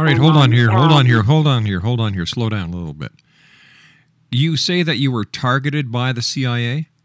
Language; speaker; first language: English; native; English